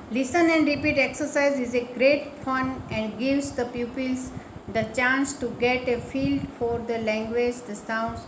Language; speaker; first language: English; non-native, local second language; Gujarati